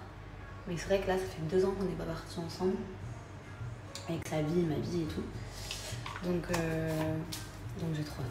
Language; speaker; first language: French; native; French